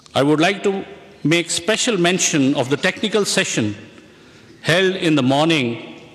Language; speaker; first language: English; non-native, local second language; Urdu